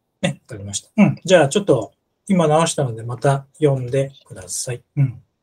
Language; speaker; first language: Japanese; native; Japanese